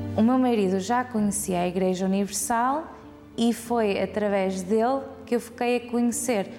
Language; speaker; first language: Portuguese; early bilingual, heritage; Portuguese